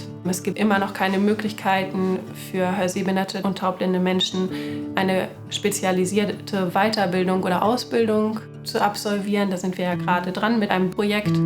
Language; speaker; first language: German; native; German